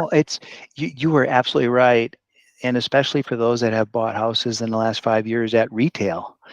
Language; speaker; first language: English; native; English